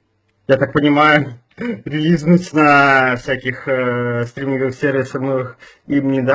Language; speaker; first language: Russian; native; Russian